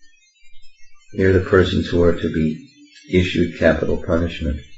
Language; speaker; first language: English; native; English